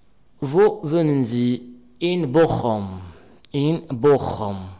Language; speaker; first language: German; non-native, learner; Arabic